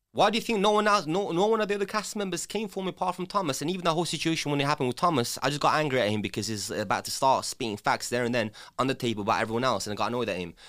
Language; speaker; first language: English; non-native, local second language; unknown